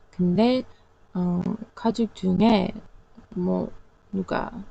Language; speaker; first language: Korean; non-native, learner; English